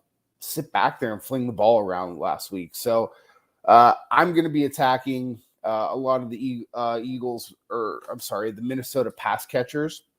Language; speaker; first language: English; native; English